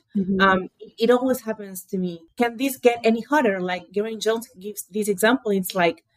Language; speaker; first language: English; early bilingual, other home language; Portuguese